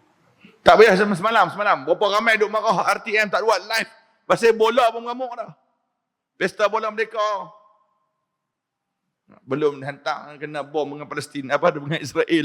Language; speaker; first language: Malay; native; Malay